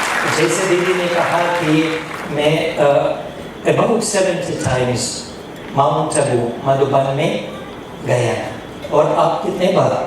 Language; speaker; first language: Hindi; non-native, fluent; Russian